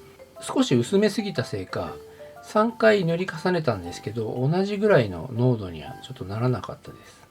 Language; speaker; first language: Japanese; native; Japanese